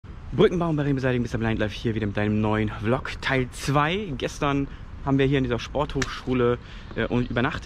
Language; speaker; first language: German; native; German